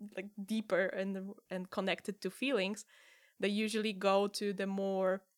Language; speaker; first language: English; non-native, fluent; Polish